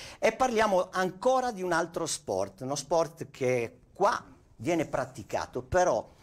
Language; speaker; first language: Italian; native; Italian